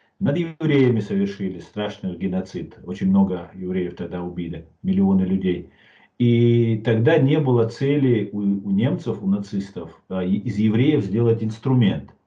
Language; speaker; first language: Russian; non-native, local second language; Chechen